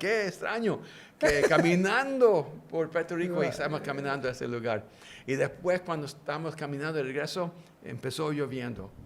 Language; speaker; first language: Spanish; early bilingual, heritage; English